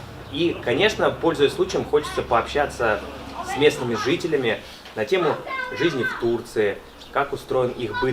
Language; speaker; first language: Russian; native; Russian